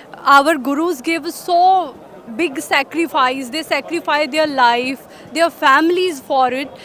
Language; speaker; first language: English; non-native, local second language; Punjabi